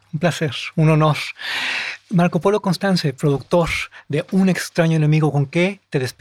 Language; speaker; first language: Spanish; native; Spanish